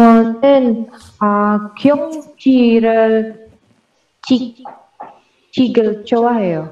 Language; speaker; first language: Korean; non-native, learner; Indonesian